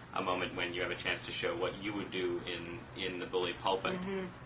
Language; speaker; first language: English; native; English